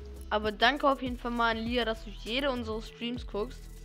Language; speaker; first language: German; native; German